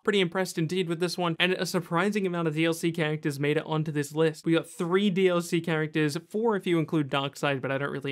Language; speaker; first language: English; native; English